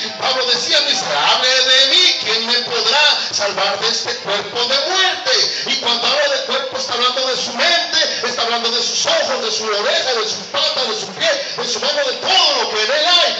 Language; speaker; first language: Spanish; native; Spanish